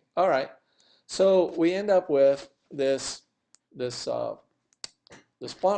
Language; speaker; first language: English; native; English